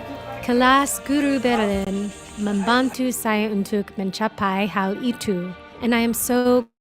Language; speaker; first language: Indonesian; non-native, learner; English